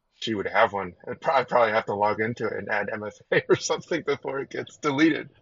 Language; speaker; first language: English; early bilingual, other home language; Chinese